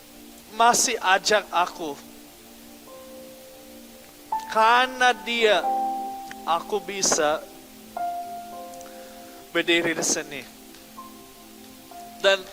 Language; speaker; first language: Indonesian; non-native, fluent; English